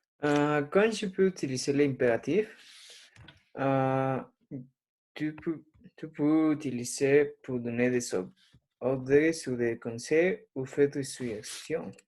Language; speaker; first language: French; non-native, learner; Spanish